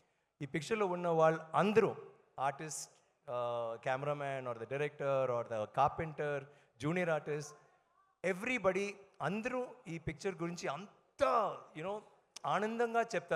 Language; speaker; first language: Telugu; non-native, learner; Tamil